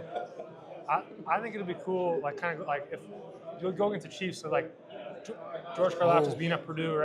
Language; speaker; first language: English; native; English